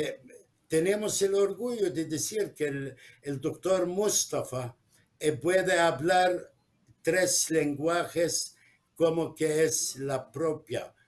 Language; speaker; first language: Spanish; non-native, fluent; Arabic